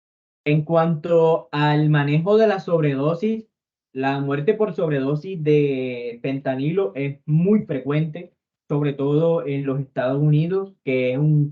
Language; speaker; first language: Spanish; native; Spanish